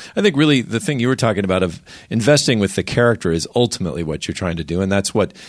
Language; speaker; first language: English; native; English